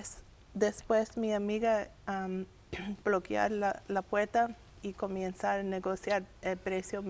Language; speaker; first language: Spanish; early bilingual, heritage; English